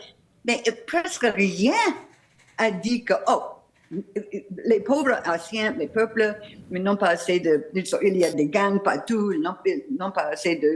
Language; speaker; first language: French; non-native, learner; English